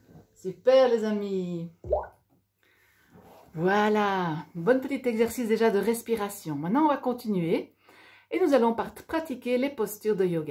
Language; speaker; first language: French; native; French